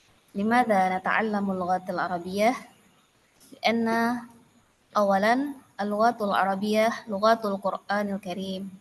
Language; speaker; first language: Arabic; non-native, learner; Indonesian